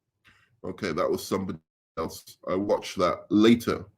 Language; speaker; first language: English; native; English